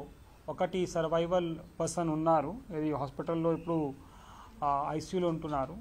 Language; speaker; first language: Telugu; non-native, local second language; Urdu